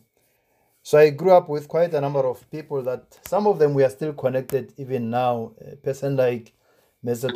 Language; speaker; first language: English; non-native, local second language; Tsonga